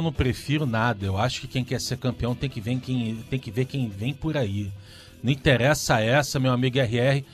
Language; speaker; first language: Portuguese; native; Portuguese